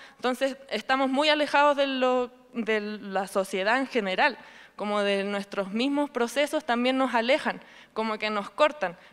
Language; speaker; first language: Spanish; native; Spanish